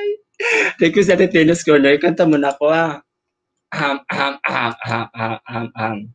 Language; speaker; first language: Filipino; non-native, local second language; Cebuano